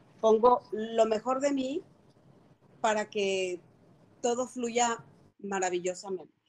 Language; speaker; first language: Spanish; native; Spanish